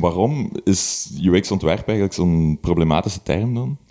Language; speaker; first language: Dutch; native; Dutch